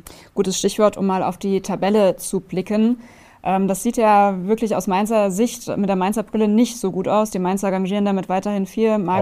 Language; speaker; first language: German; native; German